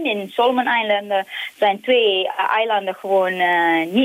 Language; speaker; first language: Dutch; non-native, fluent; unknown